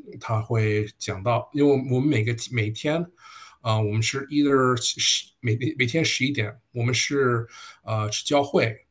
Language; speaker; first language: Chinese; early bilingual, heritage; Chinese